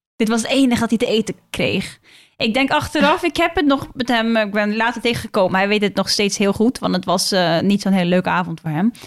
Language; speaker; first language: Dutch; non-native, fluent; Norwegian